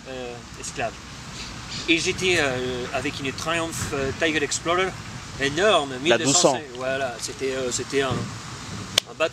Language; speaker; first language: French; non-native, fluent; Spanish